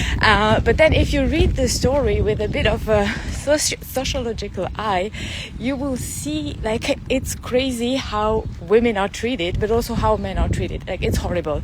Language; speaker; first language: English; non-native, fluent; French